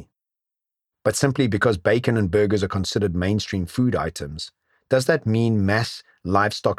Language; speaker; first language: English; native; English